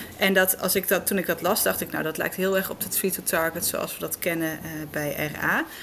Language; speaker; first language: Dutch; native; Dutch